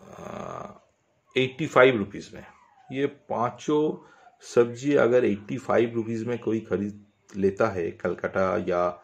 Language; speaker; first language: Hindi; non-native, local second language; Bangla